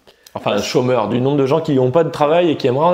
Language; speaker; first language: French; native; French